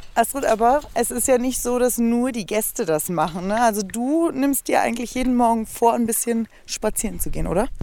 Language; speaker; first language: German; native; German